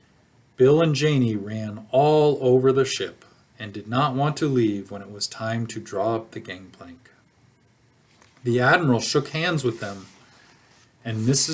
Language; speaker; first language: English; native; English